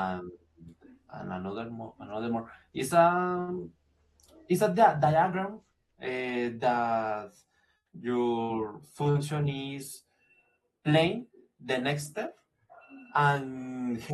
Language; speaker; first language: English; non-native, learner; Spanish